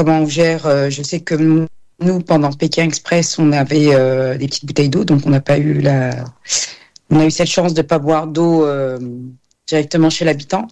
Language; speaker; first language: French; non-native, local second language; Arabic